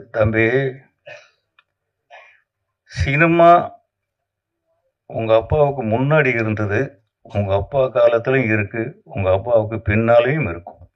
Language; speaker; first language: Tamil; native; Tamil